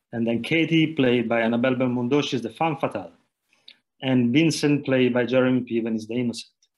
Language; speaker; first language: English; non-native, fluent; Italian